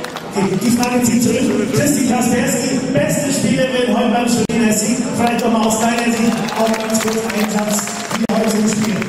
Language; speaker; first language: German; native; German